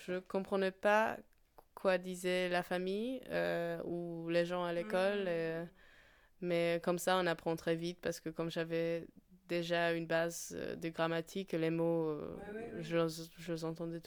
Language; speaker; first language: French; non-native, fluent; Polish